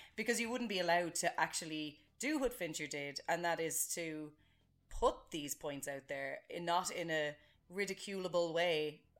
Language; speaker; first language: English; native; English